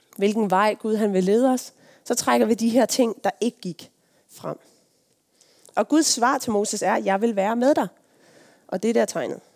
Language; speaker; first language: Danish; native; Danish